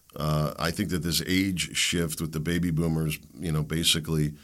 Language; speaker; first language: English; early bilingual, other home language; German